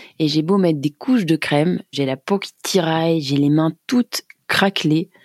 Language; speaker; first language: French; native; French